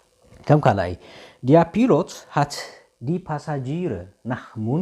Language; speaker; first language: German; non-native, fluent; Tigrinya